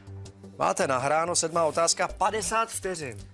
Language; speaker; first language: Czech; native; Czech